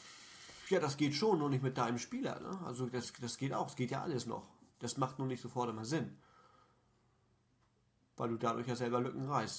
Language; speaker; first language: German; native; German